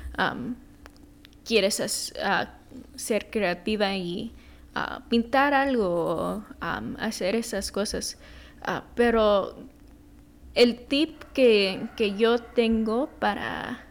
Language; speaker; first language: Spanish; early bilingual, heritage; Spanish